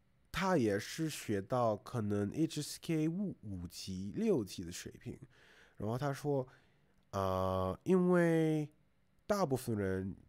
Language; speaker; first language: Chinese; non-native, fluent; English